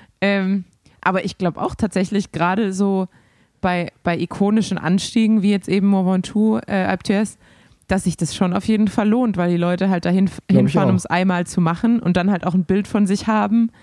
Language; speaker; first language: German; native; German